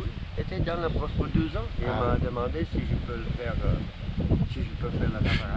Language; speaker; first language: French; non-native, fluent; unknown